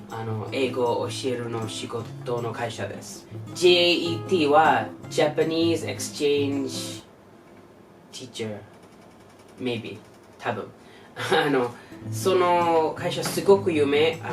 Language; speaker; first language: Japanese; non-native, learner; English